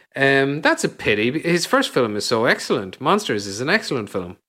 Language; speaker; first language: English; native; English